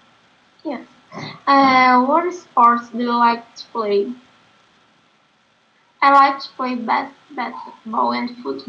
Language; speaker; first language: English; non-native, learner; Portuguese